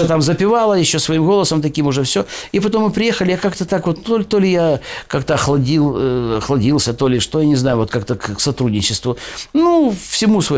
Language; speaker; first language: Russian; native; Russian